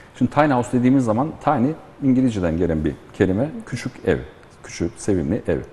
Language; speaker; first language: Turkish; early bilingual, heritage; Turkish